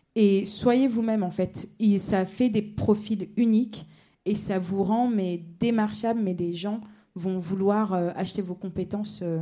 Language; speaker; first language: French; native; French